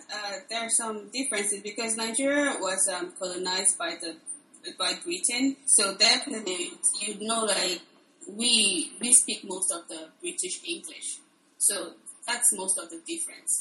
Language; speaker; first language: English; non-native, local second language; Igbo